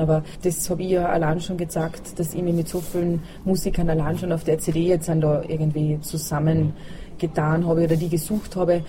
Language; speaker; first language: German; native; German